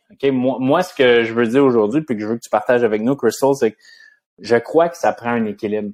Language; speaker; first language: French; native; French